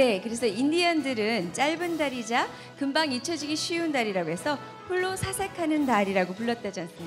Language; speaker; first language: Korean; native; Korean